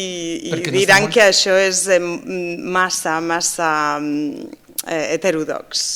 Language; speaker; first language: Catalan; non-native, fluent; Basque